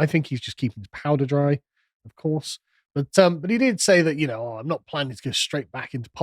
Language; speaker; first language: English; native; English